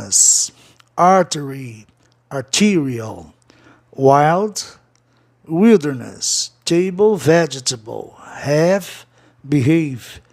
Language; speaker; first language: English; non-native, fluent; Portuguese